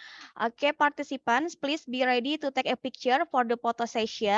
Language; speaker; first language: English; non-native, fluent; Indonesian